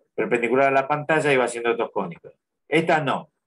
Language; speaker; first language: Spanish; native; Spanish